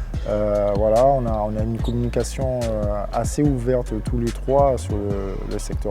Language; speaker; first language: French; native; French